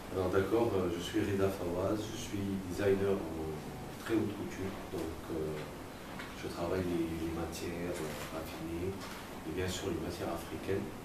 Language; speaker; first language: French; native; French